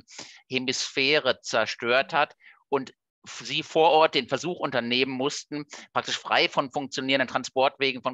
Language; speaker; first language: German; native; German